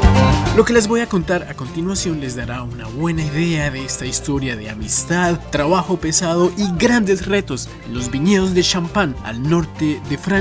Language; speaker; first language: Spanish; native; Spanish